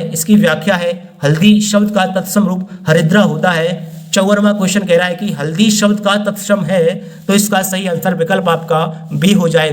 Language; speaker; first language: Hindi; native; Hindi